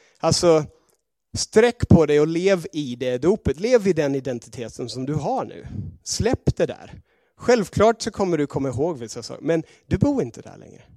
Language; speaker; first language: Swedish; native; Swedish